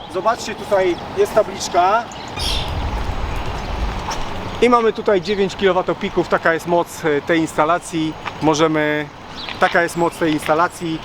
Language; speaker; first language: Polish; native; Polish